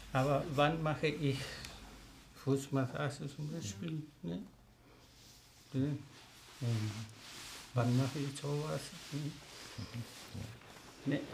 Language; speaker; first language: German; non-native, learner; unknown